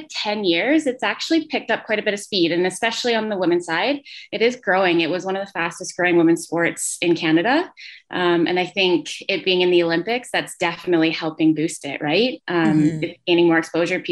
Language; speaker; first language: English; native; English